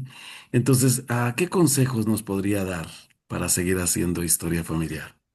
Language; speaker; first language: Spanish; native; Spanish